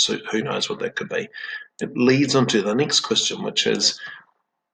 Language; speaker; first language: English; native; English